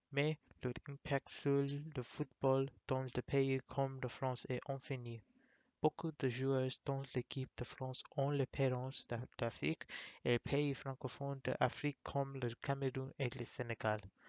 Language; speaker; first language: French; non-native, learner; English